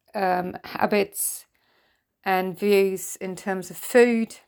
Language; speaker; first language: English; non-native, fluent; German